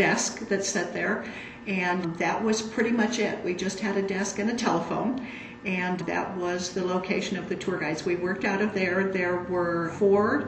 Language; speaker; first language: English; native; English